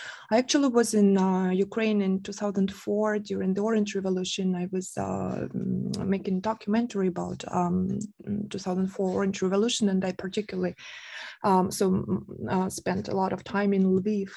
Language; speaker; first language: English; non-native, fluent; Russian